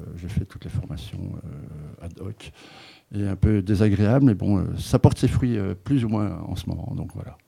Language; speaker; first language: French; native; French